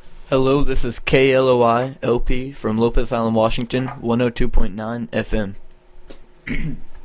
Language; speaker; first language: English; native; English